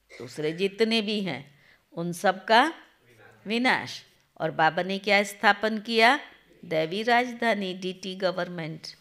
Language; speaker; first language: Hindi; non-native, local second language; Gujarati